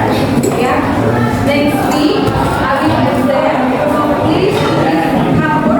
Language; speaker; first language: English; non-native, learner; Indonesian